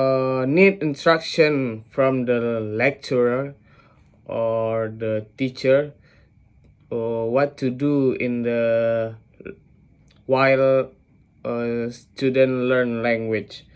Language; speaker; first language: English; non-native, learner; Indonesian